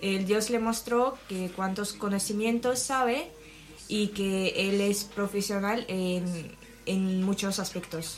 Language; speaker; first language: Spanish; non-native, learner; Ukrainian